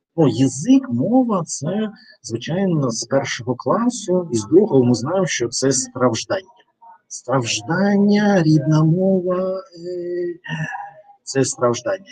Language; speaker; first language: Ukrainian; non-native, learner; Russian